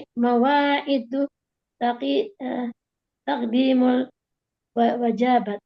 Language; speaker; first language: Arabic; non-native, learner; Indonesian